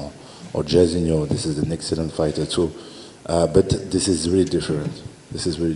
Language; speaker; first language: English; non-native, learner; French